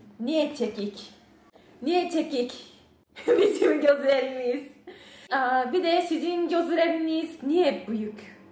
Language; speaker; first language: Turkish; non-native, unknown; Japanese